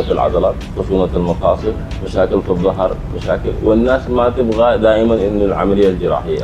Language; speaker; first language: Arabic; native; Arabic